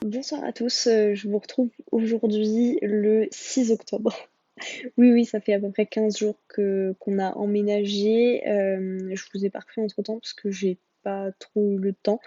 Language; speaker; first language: French; native; French